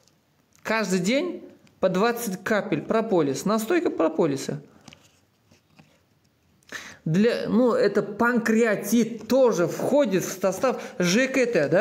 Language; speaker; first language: Russian; non-native, local second language; Uzbek